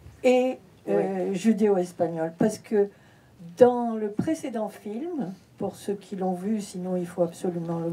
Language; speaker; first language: French; early bilingual, heritage; French